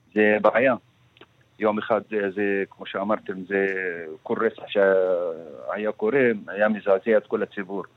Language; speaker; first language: Hebrew; non-native, local second language; Arabic